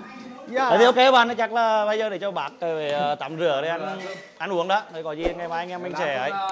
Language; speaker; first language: Vietnamese; native; Vietnamese